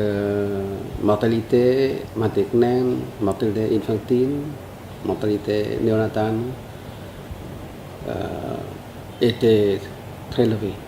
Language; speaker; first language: French; non-native, learner; Vietnamese